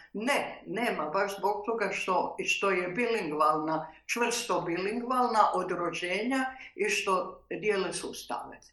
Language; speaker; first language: Croatian; native; Croatian